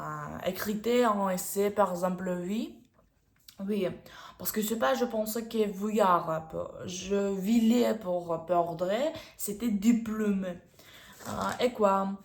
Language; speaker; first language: French; non-native, learner; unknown